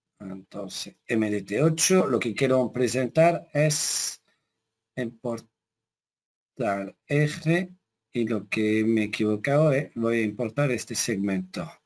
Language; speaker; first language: Spanish; non-native, fluent; French